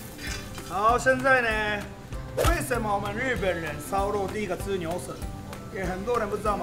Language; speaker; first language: Chinese; non-native, fluent; Japanese